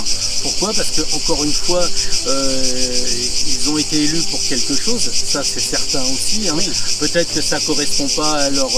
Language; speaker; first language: French; native; French